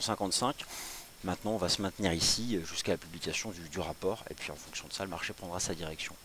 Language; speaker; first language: French; native; French